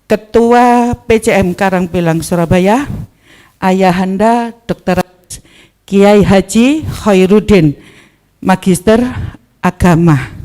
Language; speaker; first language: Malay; non-native, local second language; Javanese